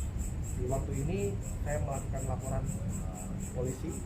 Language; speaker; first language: Indonesian; native; Indonesian